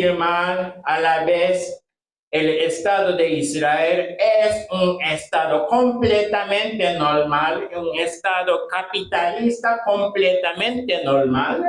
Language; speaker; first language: Spanish; non-native, fluent; Japanese